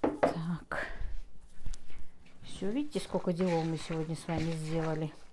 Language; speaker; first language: Russian; non-native, local second language; Chechen